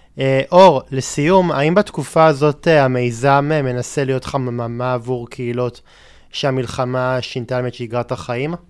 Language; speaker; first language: Hebrew; native; Hebrew